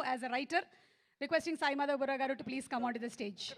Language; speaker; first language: Telugu; native; Telugu